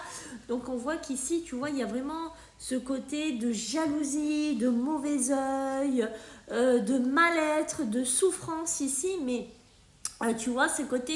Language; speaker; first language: French; native; French